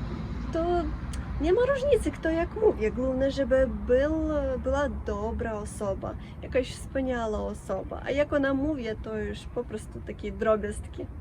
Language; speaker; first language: Polish; non-native, learner; Russian